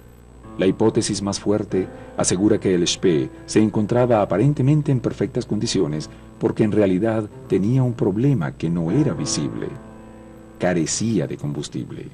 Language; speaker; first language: Spanish; native; Spanish